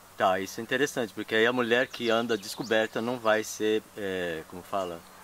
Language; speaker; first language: Portuguese; native; Portuguese